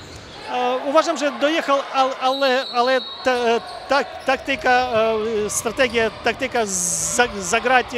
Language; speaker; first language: Polish; non-native, fluent; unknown